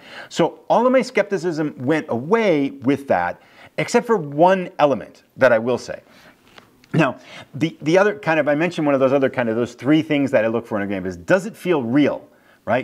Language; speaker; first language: English; native; English